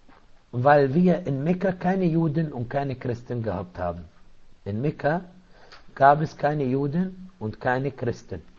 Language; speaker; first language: German; non-native, fluent; Arabic